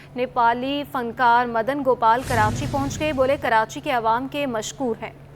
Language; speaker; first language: Urdu; native; Urdu